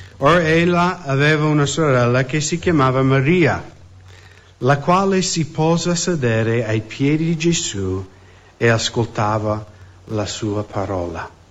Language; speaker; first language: Italian; non-native, fluent; English